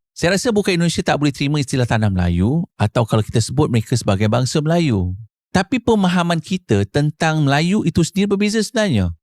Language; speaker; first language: Malay; native; Malay